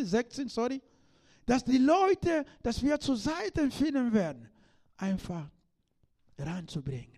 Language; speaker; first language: German; non-native, learner; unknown